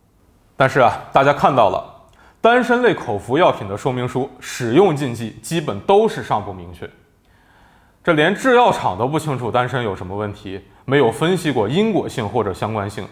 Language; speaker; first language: Chinese; native; Chinese